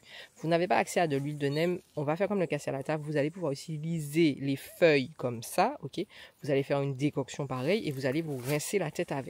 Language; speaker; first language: French; native; French